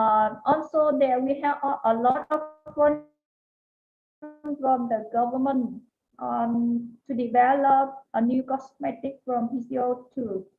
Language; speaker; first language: English; non-native, learner; Vietnamese